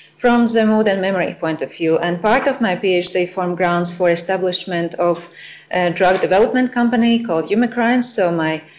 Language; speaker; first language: English; non-native, fluent; Latvian